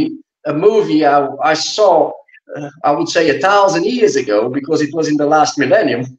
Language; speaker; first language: English; non-native, fluent; Portuguese